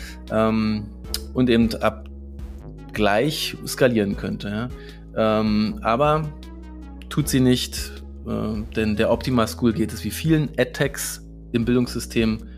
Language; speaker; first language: German; native; German